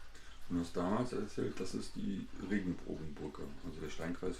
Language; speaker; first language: German; native; German